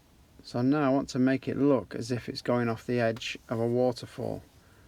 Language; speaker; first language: English; native; English